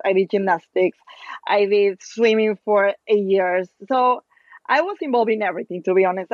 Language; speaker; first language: English; non-native, fluent; Spanish